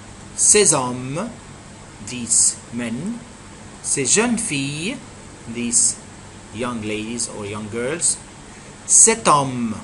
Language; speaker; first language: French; non-native, fluent; Arabic